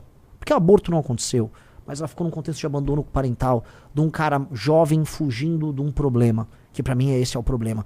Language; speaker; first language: Portuguese; native; Portuguese